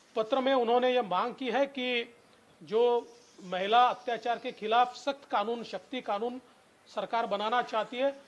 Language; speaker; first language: Hindi; non-native, local second language; Marathi